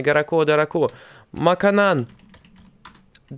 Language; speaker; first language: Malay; non-native, learner; Russian